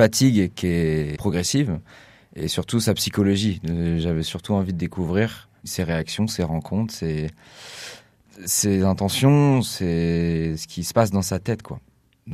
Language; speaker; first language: French; native; French